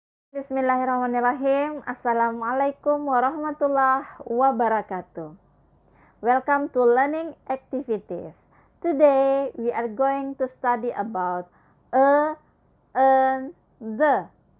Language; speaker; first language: English; non-native, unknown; Indonesian